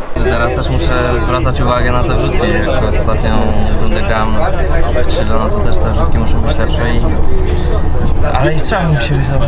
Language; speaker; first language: Polish; native; Polish